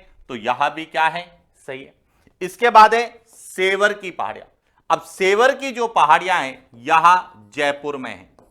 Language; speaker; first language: Hindi; native; Hindi